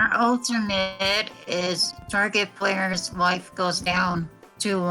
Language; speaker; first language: English; native; English